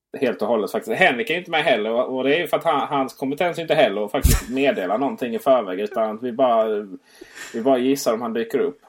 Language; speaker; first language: Swedish; native; Swedish